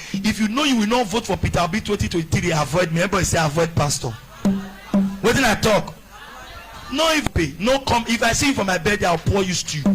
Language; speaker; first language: Nigerian Pidgin; non-native, local second language; Igbo